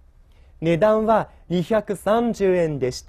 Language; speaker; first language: Japanese; non-native, fluent; Chinese